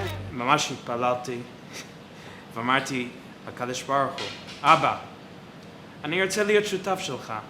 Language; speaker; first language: Hebrew; non-native, fluent; English